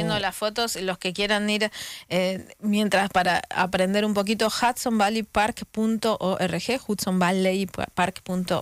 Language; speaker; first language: Spanish; native; Spanish